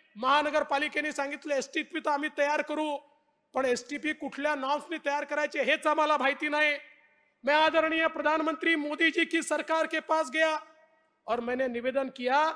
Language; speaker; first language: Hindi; non-native, local second language; Marathi